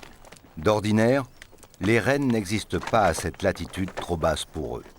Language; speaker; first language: French; native; French